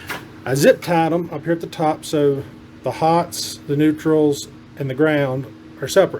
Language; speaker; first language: English; native; English